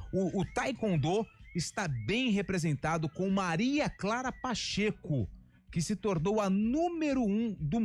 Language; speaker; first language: Portuguese; native; Portuguese